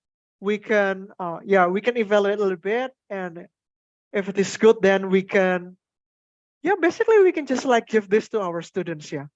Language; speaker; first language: English; non-native, fluent; Indonesian